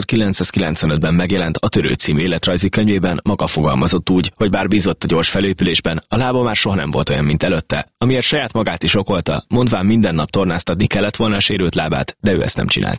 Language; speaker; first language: Hungarian; native; Hungarian